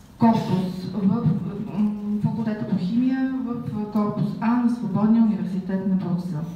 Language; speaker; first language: Bulgarian; native; Bulgarian